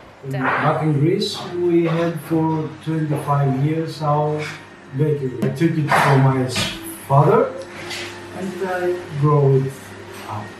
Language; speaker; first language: English; non-native, learner; Greek